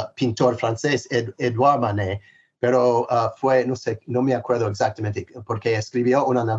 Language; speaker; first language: Spanish; non-native, fluent; English